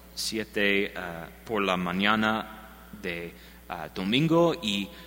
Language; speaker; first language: Spanish; non-native, learner; English